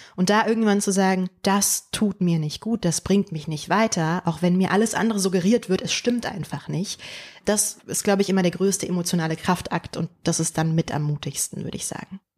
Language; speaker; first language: German; early bilingual, other home language; Polish